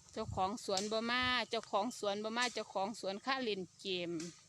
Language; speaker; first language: Thai; native; Thai